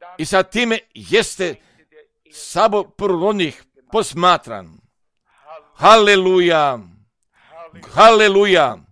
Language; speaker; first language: Serbian; non-native, fluent; German